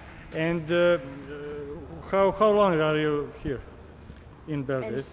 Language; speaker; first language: English; non-native, learner; Serbian